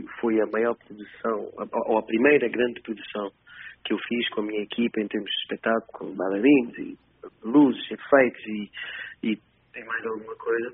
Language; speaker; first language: Portuguese; non-native, local second language; Kabuverdianu